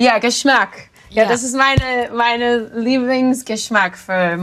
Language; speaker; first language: German; non-native, learner; English